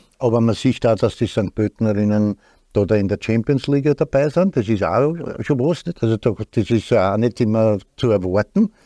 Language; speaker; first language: German; native; German